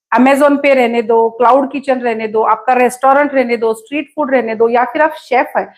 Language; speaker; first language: Hindi; non-native, local second language; Konkani